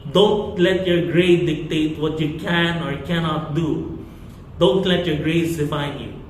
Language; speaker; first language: English; non-native, local second language; Filipino